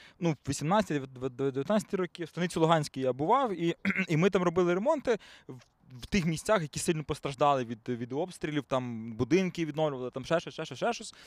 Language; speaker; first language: Ukrainian; native; Ukrainian